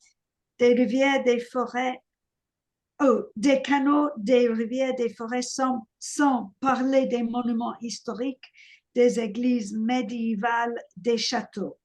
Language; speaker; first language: French; non-native, learner; English